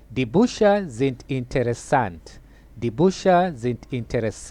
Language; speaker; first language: German; non-native, fluent; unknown